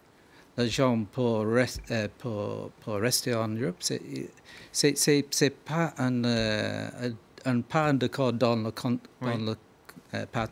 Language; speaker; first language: French; non-native, learner; English